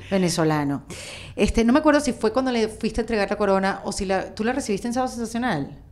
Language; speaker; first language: Spanish; native; Spanish